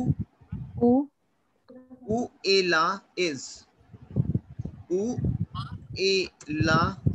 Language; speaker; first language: French; non-native, learner; Hindi